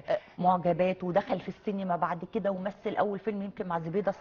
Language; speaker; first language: Arabic; native; Arabic